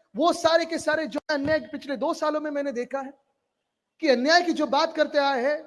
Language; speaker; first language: Hindi; non-native, local second language; Marathi